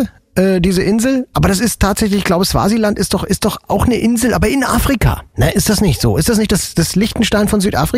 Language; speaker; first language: German; native; German